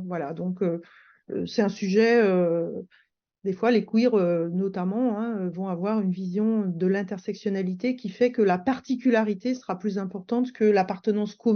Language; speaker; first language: French; native; French